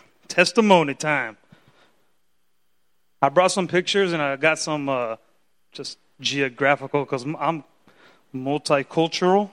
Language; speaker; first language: English; early bilingual, other home language; Spanish